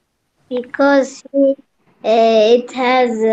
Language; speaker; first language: English; non-native, learner; Arabic